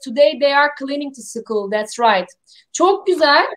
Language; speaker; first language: English; non-native, fluent; Turkish